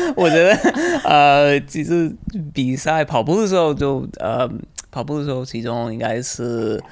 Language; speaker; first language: Chinese; non-native, fluent; English